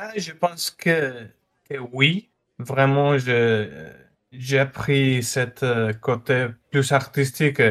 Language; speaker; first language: French; non-native, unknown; Spanish